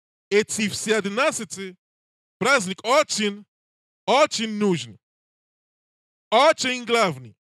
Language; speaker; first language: Russian; non-native, learner; English